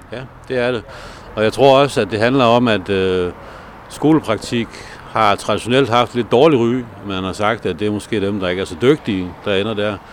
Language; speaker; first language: Danish; native; Danish